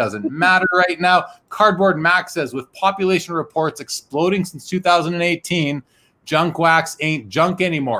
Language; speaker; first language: English; native; English